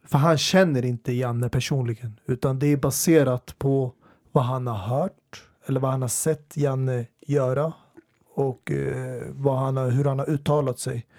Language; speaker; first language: Swedish; native; Swedish